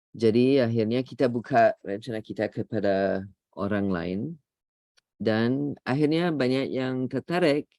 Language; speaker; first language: Indonesian; non-native, fluent; English